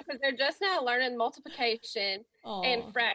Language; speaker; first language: English; native; English